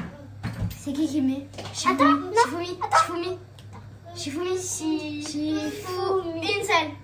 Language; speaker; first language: French; native; French